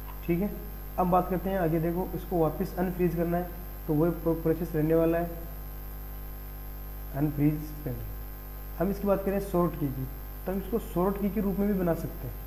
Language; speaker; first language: Hindi; native; Hindi